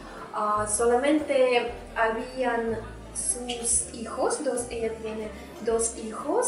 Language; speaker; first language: Spanish; non-native, fluent; Russian